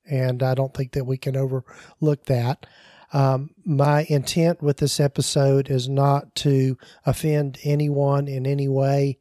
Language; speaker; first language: English; native; English